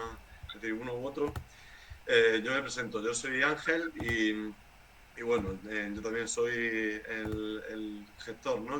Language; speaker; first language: Spanish; native; Spanish